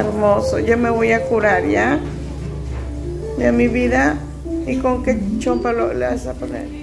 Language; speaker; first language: Spanish; native; Spanish